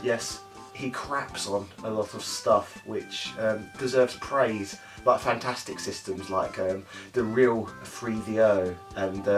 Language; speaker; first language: English; native; English